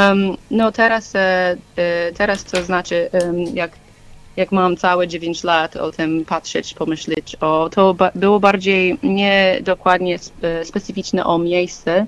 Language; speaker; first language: Polish; non-native, learner; English